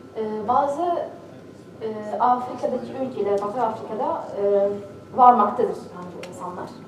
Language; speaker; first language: Turkish; non-native, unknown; Arabic